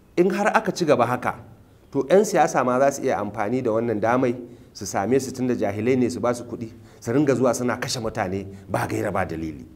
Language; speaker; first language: Hausa; native; Hausa